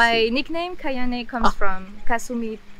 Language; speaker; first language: English; non-native, fluent; French